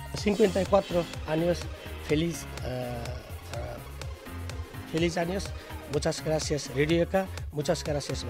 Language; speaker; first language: Spanish; non-native, learner; Nepali